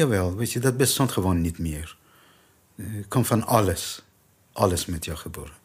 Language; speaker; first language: Dutch; non-native, learner; Persian